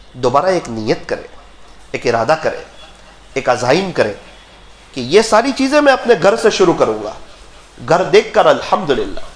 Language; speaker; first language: Urdu; non-native, local second language; Gujarati